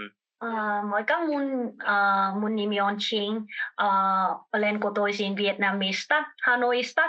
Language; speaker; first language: Finnish; non-native, learner; Vietnamese